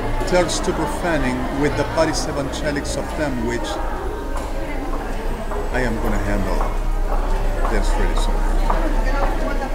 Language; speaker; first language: English; non-native, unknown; Spanish